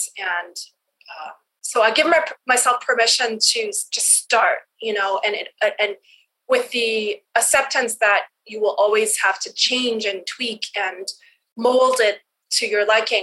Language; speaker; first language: English; native; English